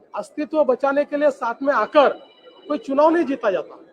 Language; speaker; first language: Hindi; non-native, local second language; Marathi